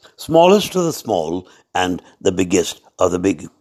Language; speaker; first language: English; non-native, local second language; Telugu